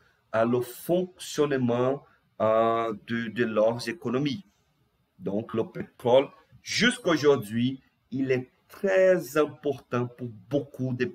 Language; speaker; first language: French; non-native, fluent; Portuguese